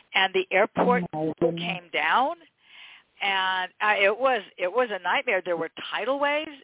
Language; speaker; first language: English; native; English